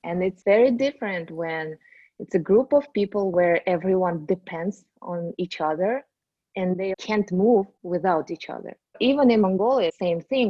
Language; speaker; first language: English; non-native, fluent; Russian